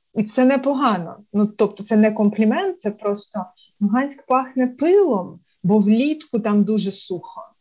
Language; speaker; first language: Ukrainian; non-native, local second language; Russian